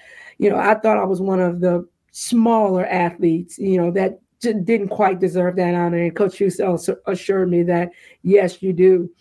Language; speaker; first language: English; native; English